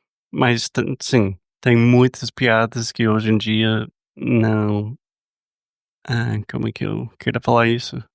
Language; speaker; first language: Portuguese; non-native, fluent; English